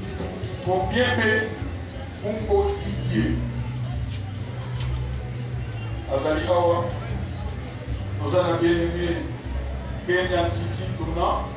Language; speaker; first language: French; non-native, local second language; Lingala